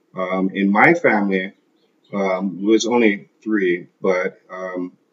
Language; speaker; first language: English; native; English